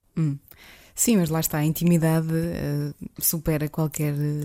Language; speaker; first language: Portuguese; native; Portuguese